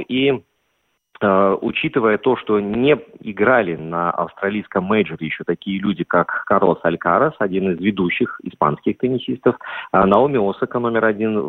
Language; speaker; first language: Russian; native; Russian